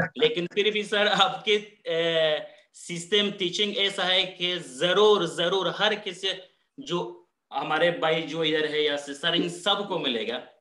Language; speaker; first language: Hindi; non-native, learner; Persian